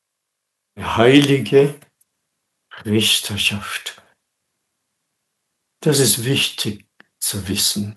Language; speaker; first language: German; non-native, fluent; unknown